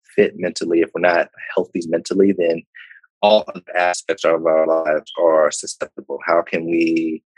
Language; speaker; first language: English; native; English